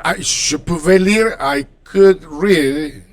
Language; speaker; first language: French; non-native, fluent; Spanish